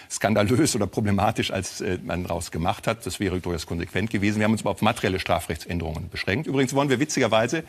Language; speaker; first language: German; native; German